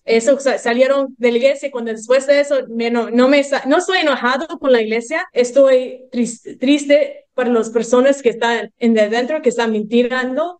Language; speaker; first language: Spanish; early bilingual, heritage; English